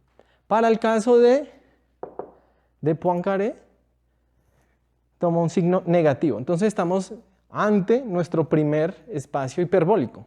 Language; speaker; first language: Spanish; native; Spanish